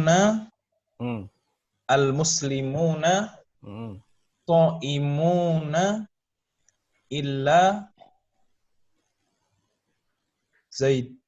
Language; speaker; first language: Arabic; non-native, learner; Indonesian